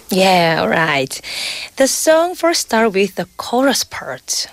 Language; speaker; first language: English; non-native, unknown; Korean